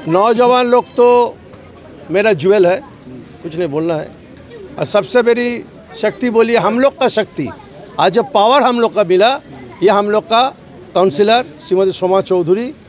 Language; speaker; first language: Hindi; non-native, local second language; Bangla